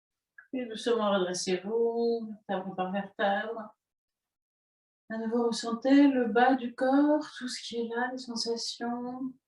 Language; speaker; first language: French; native; French